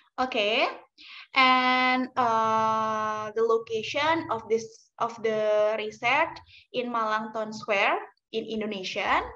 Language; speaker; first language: English; non-native, learner; Indonesian